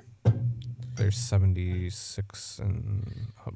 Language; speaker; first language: English; native; English